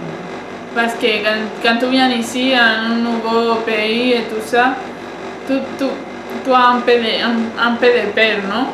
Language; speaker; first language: French; non-native, learner; Spanish